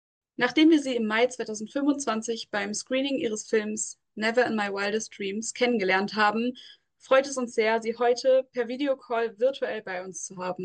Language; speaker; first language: German; native; German